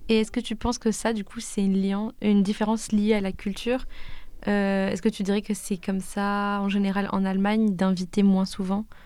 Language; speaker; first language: French; native; French